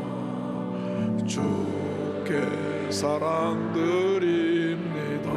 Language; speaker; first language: Korean; native; Korean